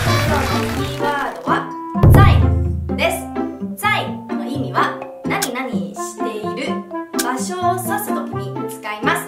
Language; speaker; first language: Japanese; non-native, fluent; Chinese